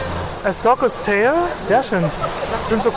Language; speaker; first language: German; native; German